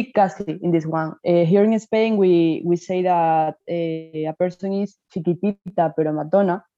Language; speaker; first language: English; non-native, fluent; Spanish